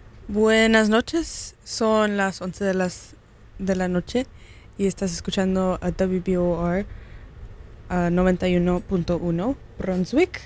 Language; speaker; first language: Spanish; early bilingual, heritage; Spanish